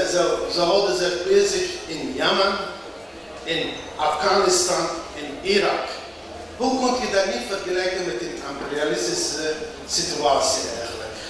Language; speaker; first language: Dutch; non-native, local second language; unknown